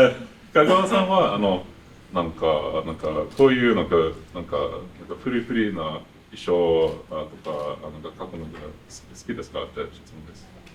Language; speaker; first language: Japanese; non-native, fluent; English